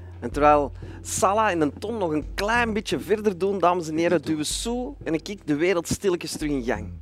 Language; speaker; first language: Dutch; native; Dutch